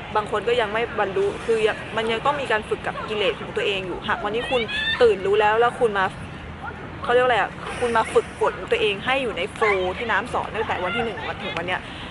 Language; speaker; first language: Thai; native; Thai